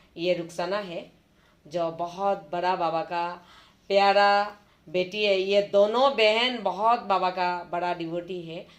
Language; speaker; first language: Hindi; non-native, local second language; Marathi